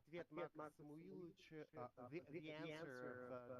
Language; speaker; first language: Russian; native; Russian